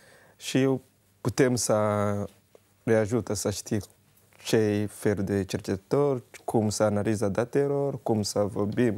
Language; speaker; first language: Romanian; non-native, learner; Kinyarwanda